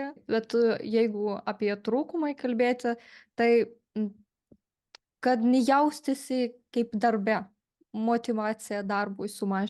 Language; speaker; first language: Lithuanian; non-native, fluent; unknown